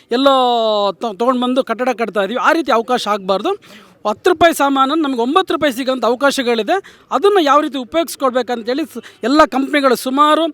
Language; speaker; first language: Kannada; native; Kannada